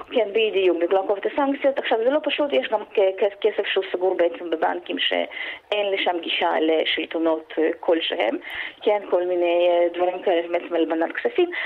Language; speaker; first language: Hebrew; non-native, fluent; Russian